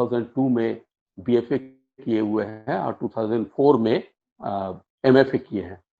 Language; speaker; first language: Hindi; native; Hindi